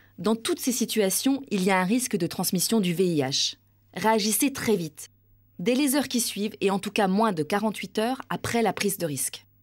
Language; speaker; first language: French; native; French